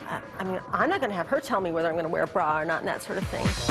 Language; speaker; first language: English; native; English